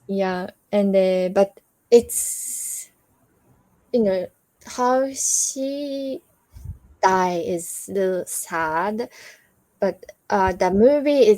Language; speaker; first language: English; non-native, learner; Japanese